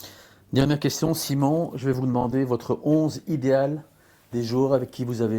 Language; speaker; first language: French; native; French